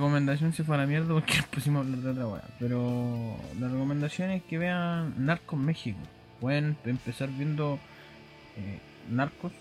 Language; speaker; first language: Spanish; native; Spanish